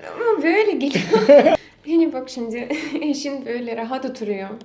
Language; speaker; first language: Turkish; non-native, fluent; Russian